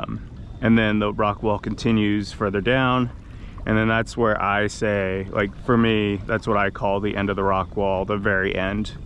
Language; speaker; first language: English; native; English